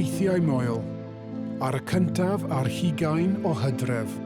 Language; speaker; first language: Welsh; non-native, local second language; English